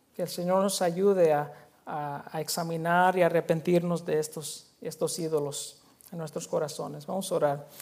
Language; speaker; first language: Spanish; early bilingual, heritage; Spanish